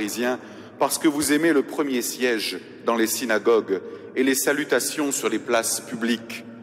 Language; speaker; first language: French; native; French